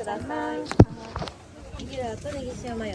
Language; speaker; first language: Japanese; native; Japanese